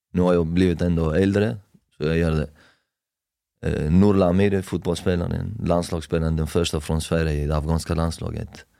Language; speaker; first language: Swedish; non-native, fluent; Persian